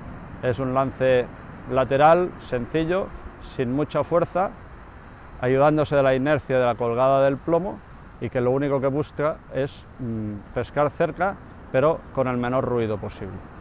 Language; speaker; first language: Spanish; native; Spanish